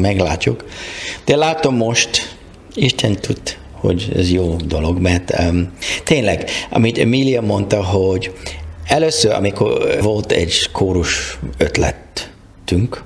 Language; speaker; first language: Hungarian; non-native, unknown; English